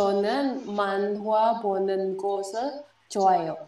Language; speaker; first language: Korean; non-native, learner; Indonesian